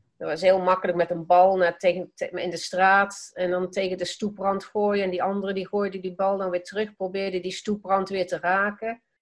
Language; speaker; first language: Dutch; native; Dutch